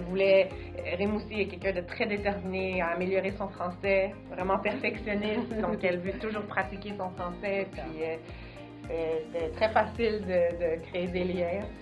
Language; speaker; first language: French; early bilingual, other home language; Bosnian